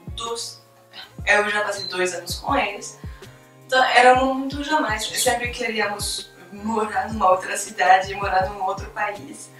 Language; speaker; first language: Portuguese; non-native, fluent; French